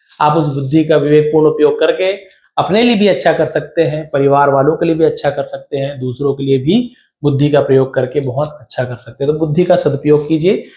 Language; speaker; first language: Hindi; native; Hindi